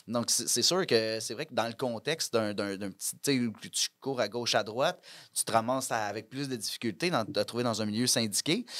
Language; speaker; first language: French; native; French